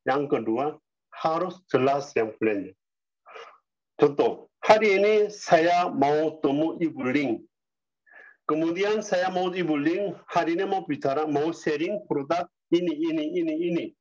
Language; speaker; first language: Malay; non-native, learner; Korean